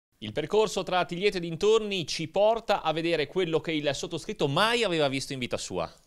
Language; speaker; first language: Italian; native; Italian